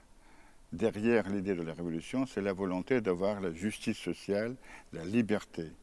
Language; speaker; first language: French; non-native, fluent; Russian